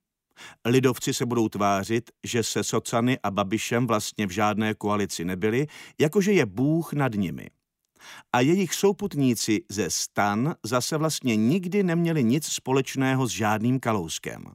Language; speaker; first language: Czech; native; Czech